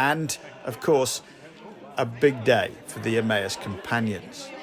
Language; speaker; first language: English; native; English